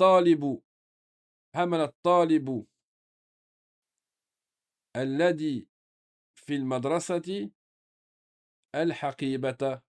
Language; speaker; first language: Arabic; non-native, fluent; French